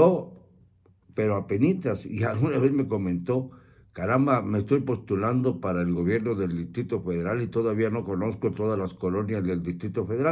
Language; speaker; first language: Spanish; native; Spanish